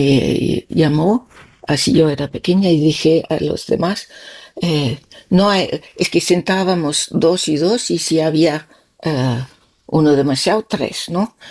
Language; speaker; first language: Spanish; non-native, learner; Danish